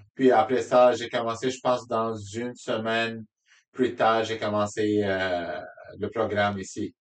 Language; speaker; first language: French; non-native, local second language; Arabic